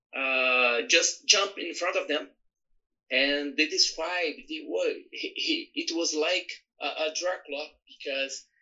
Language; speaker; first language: English; non-native, learner; Portuguese